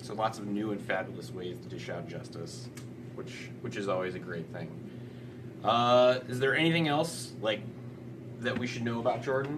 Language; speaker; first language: English; native; English